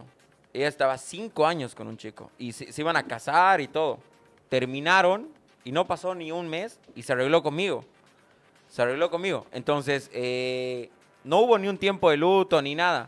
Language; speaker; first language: Spanish; native; Spanish